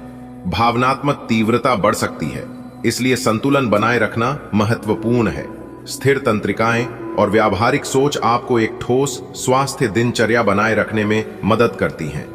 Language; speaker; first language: Hindi; native; Hindi